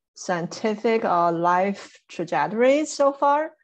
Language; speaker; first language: English; non-native, fluent; Chinese